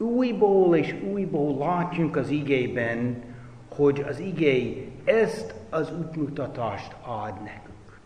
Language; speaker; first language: Hungarian; non-native, fluent; English